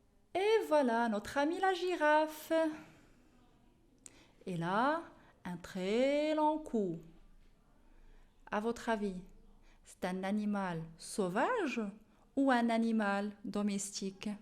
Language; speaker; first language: French; non-native, local second language; Arabic